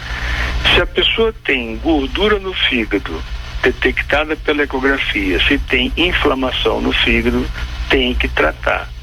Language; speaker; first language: Portuguese; native; Portuguese